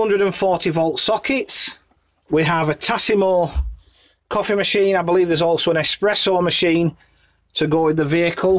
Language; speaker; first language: English; native; English